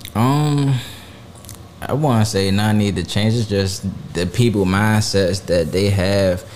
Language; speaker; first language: English; native; English